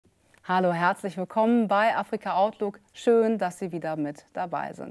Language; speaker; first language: German; native; German